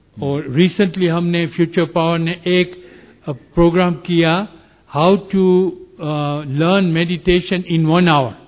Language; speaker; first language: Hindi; non-native, fluent; Gujarati